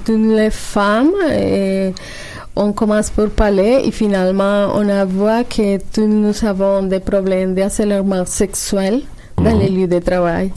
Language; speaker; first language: French; non-native, learner; Spanish